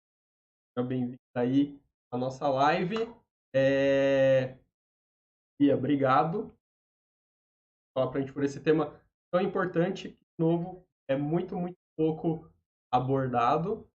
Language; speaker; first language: Portuguese; native; Portuguese